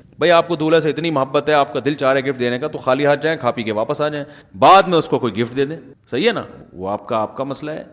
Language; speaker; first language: Urdu; native; Urdu